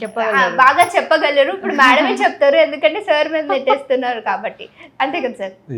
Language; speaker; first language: Telugu; native; Telugu